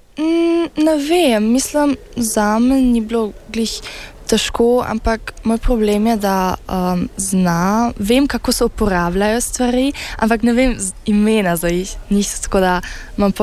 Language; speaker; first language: Slovenian; early bilingual, heritage; Slovenian